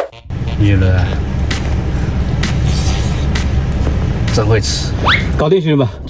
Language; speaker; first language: Chinese; native; Chinese